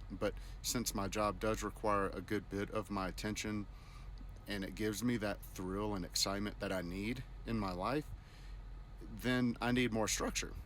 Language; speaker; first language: English; native; English